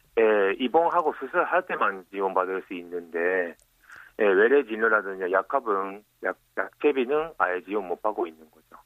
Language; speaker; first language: Korean; non-native, fluent; Japanese